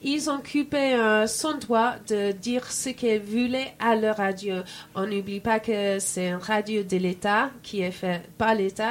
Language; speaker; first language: French; non-native, fluent; English